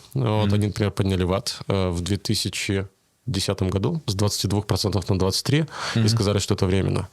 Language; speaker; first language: Russian; native; Russian